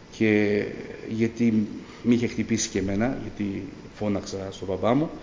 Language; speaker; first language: Greek; early bilingual, other home language; Albanian